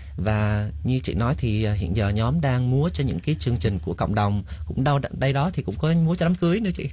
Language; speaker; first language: Vietnamese; early bilingual, heritage; Vietnamese